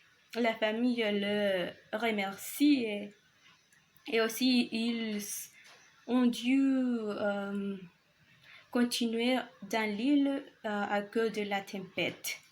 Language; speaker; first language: French; non-native, learner; Spanish